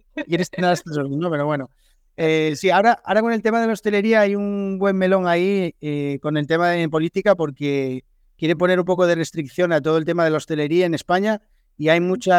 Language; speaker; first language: Spanish; native; Spanish